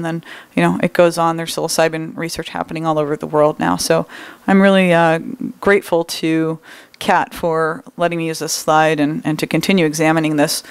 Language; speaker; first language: English; native; English